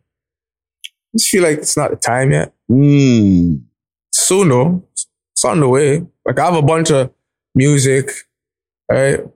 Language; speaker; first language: English; native; English